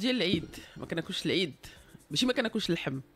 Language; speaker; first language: Arabic; native; Arabic